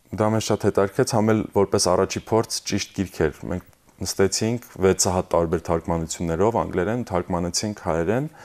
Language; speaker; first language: Armenian; early bilingual, heritage; Armenian